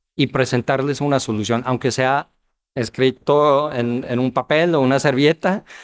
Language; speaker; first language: Spanish; non-native, fluent; English